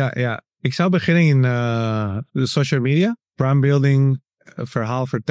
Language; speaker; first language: Dutch; non-native, learner; Spanish